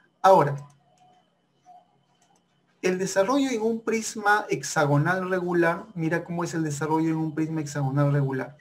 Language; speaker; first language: Spanish; native; Spanish